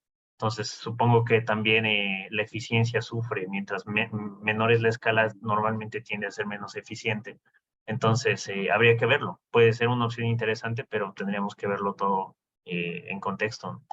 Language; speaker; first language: Spanish; native; Spanish